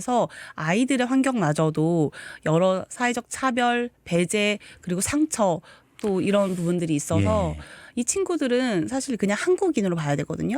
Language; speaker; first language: Korean; native; Korean